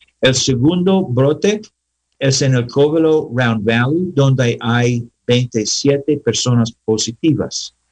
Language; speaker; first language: Spanish; non-native, learner; English